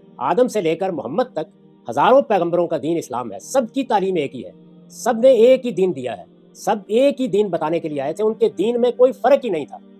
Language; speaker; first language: Urdu; non-native, local second language; Punjabi